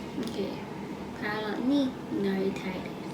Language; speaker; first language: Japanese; non-native, learner; English